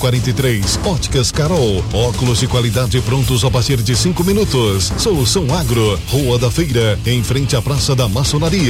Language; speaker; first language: Portuguese; native; Portuguese